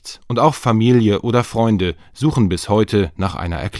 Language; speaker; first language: German; native; German